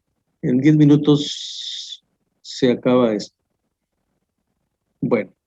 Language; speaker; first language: Spanish; native; Spanish